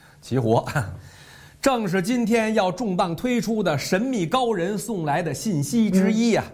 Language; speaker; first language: Chinese; native; Chinese